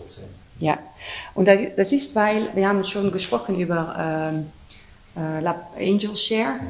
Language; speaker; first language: German; non-native, learner; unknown